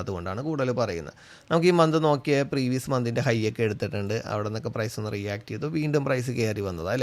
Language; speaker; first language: Malayalam; native; Malayalam